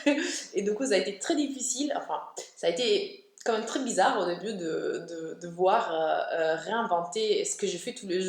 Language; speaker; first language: French; non-native, fluent; German